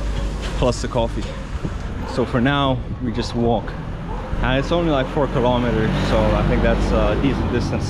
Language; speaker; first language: English; non-native, fluent; Finnish